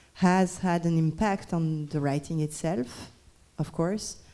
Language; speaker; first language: English; non-native, fluent; French